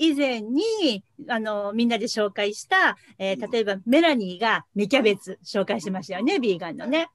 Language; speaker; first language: Japanese; native; Japanese